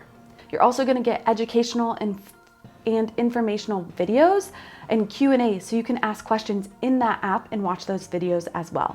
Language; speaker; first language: English; native; English